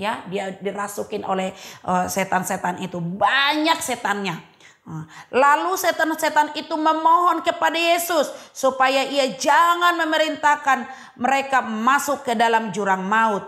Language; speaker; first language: Indonesian; native; Indonesian